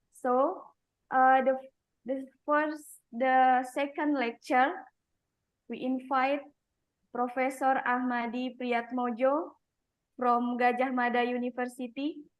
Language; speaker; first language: English; non-native, learner; Indonesian